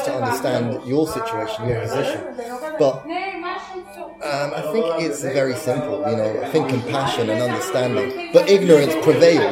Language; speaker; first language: English; native; English